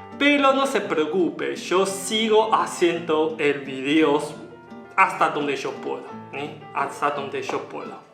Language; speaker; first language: Spanish; non-native, learner; Chinese